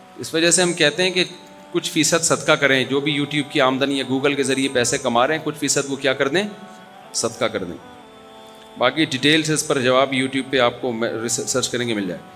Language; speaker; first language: Urdu; native; Urdu